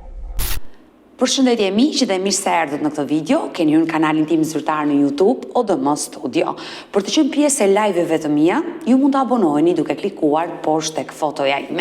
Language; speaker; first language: Albanian; native; Albanian